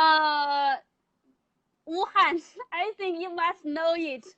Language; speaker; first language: English; non-native, learner; Chinese